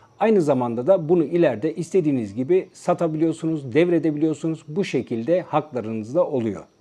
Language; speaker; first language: Turkish; native; Turkish